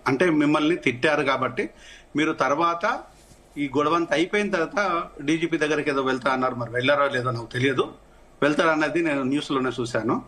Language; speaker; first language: Telugu; native; Telugu